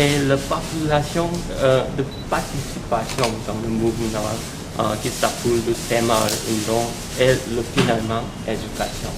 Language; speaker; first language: French; non-native, learner; Korean